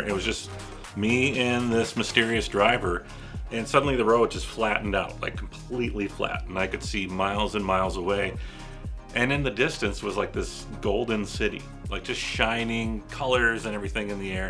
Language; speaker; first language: English; native; English